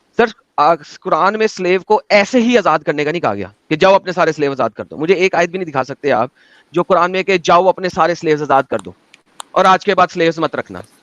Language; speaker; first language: Urdu; native; Urdu